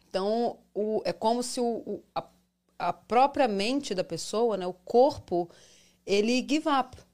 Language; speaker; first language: Portuguese; native; Portuguese